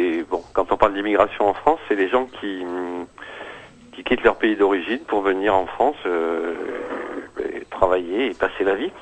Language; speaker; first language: French; native; French